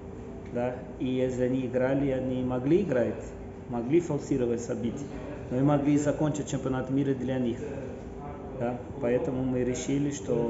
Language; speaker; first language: Russian; non-native, fluent; Portuguese